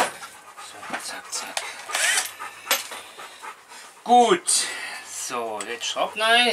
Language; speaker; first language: German; native; German